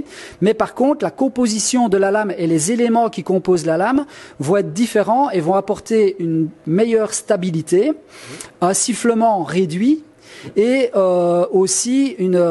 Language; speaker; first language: French; native; French